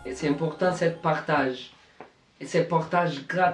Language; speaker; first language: French; non-native, learner; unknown